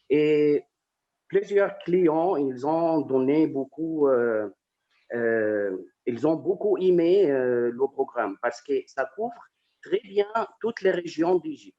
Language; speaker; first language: French; non-native, fluent; Arabic